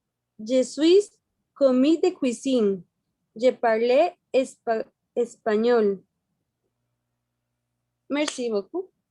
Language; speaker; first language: French; non-native, learner; Spanish